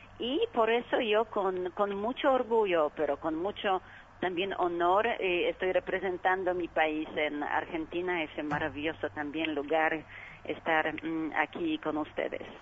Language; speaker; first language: Spanish; non-native, fluent; Polish